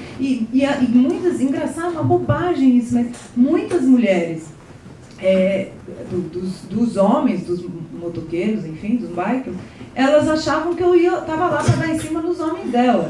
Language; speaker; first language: Portuguese; native; Portuguese